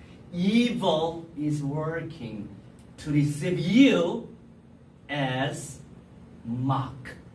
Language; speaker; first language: English; non-native, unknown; Korean